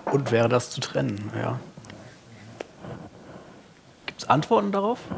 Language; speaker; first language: German; native; German